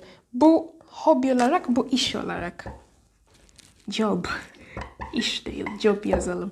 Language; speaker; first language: Turkish; non-native, fluent; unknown